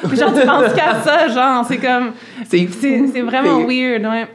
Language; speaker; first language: French; native; French